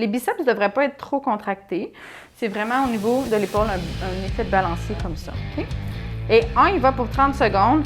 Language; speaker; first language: French; native; French